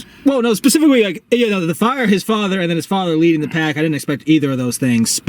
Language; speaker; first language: English; native; English